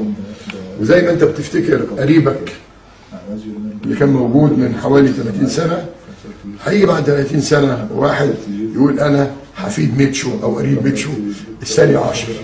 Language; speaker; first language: Arabic; native; Arabic